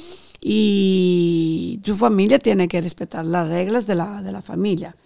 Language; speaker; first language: Spanish; non-native, fluent; Italian